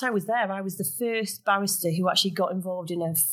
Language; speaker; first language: English; native; English